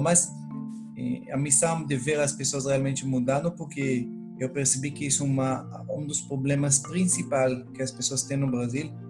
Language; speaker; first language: Portuguese; non-native, fluent; Hebrew